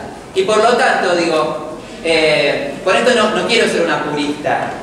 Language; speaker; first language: Spanish; native; Spanish